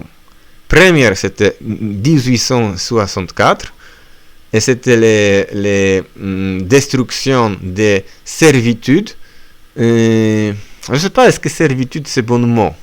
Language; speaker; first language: French; non-native, learner; Polish